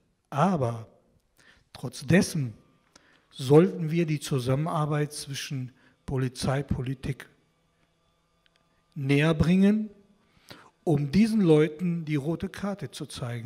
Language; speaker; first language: German; non-native, fluent; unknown